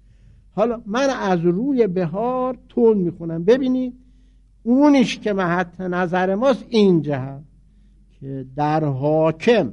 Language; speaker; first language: Persian; native; Persian